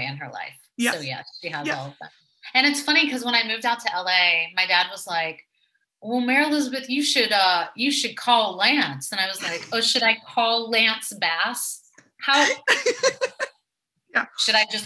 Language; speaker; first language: English; native; English